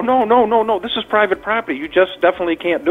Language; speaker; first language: English; native; English